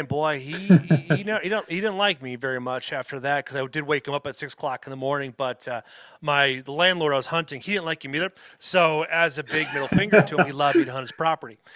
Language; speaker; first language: English; native; English